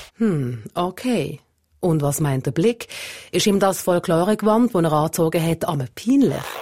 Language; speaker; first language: German; native; German